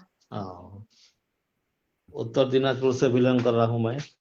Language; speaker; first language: Hindi; non-native, local second language; Bangla